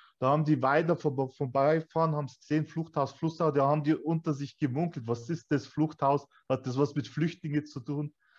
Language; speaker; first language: German; early bilingual, other home language; Turkish